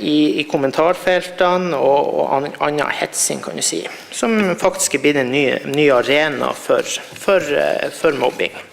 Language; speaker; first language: Norwegian; native; Norwegian